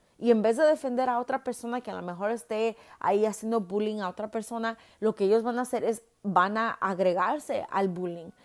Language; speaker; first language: Spanish; early bilingual, heritage; Spanish